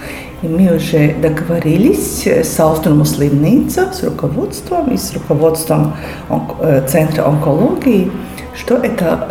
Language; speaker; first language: Russian; non-native, local second language; Latvian